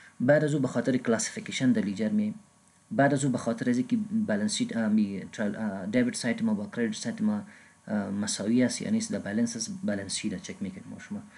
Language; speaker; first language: Persian; non-native, local second language; Pashto